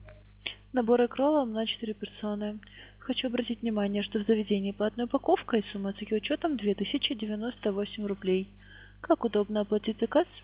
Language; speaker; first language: Russian; native; Russian